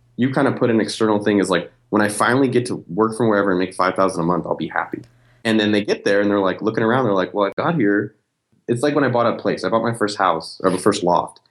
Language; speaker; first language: English; native; English